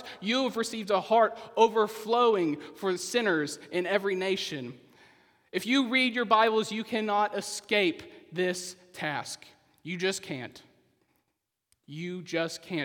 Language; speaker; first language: English; native; English